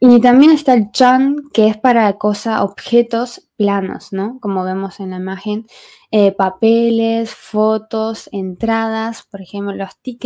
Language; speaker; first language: Spanish; non-native, fluent; Chinese